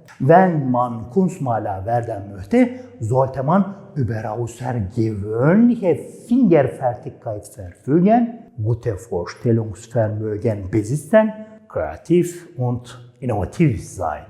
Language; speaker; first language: German; non-native, fluent; Turkish